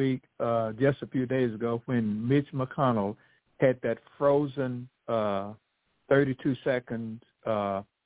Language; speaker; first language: English; native; English